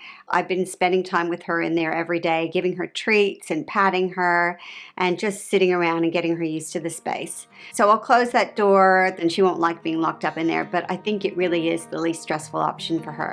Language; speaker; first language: English; native; English